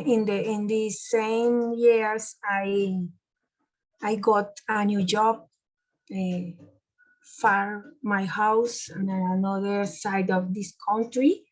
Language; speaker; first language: English; non-native, learner; Spanish